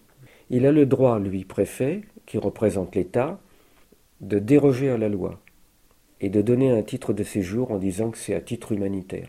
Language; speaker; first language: French; native; French